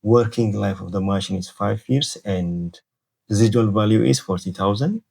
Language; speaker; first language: English; non-native, local second language; Amharic